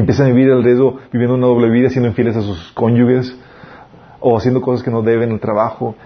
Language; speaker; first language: Spanish; native; Spanish